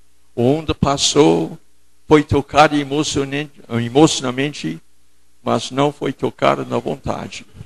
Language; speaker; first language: Portuguese; non-native, fluent; English